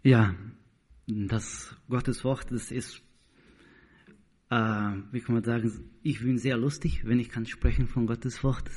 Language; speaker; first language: German; non-native, learner; Portuguese